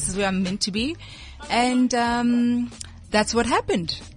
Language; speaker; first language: English; non-native, local second language; Southern Sotho